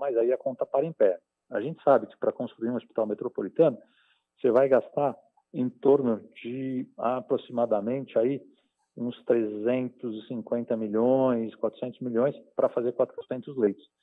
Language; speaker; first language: Portuguese; native; Portuguese